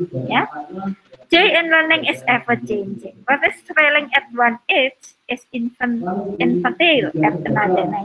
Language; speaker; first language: English; non-native, fluent; Indonesian